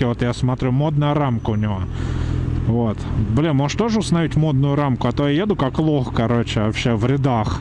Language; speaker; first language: Russian; native; Russian